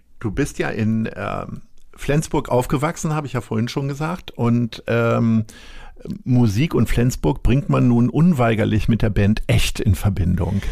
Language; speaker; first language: German; native; German